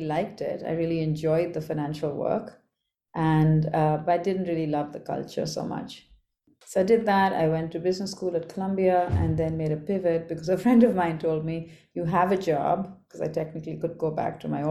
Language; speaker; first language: English; non-native, local second language; Bangla